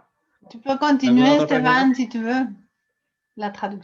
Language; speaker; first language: French; non-native, fluent; Spanish